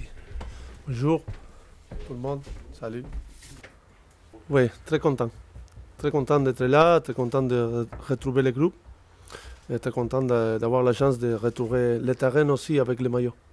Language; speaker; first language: French; non-native, fluent; Spanish